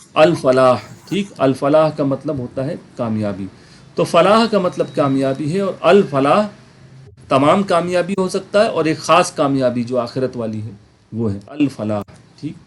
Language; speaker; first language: Urdu; native; Urdu